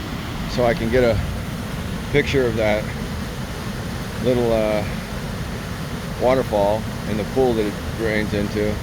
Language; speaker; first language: English; native; English